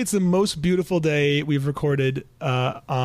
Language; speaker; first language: English; native; English